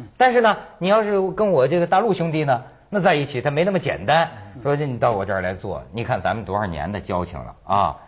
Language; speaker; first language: Chinese; native; Chinese